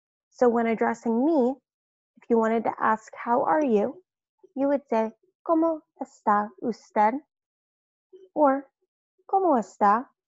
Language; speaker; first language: English; native; English